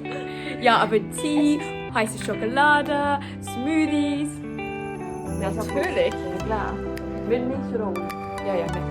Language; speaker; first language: German; non-native, learner; English